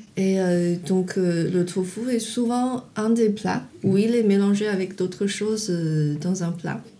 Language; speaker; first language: French; non-native, fluent; Chinese